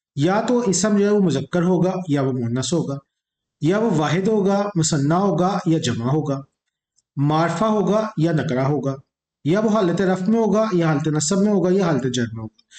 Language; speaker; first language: Urdu; native; Urdu